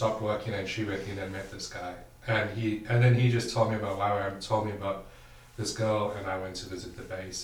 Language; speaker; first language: English; native; English